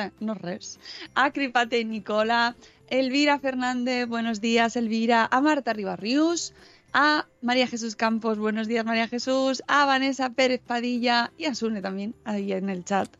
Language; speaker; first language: Spanish; native; Spanish